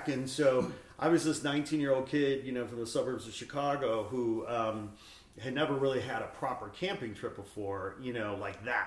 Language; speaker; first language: English; native; English